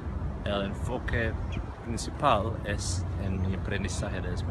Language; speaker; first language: Spanish; non-native, learner; English